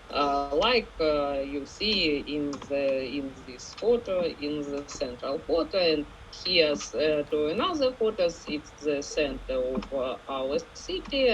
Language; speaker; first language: English; non-native, learner; Ukrainian